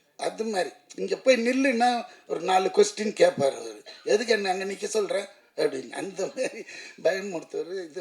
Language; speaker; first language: Tamil; native; Tamil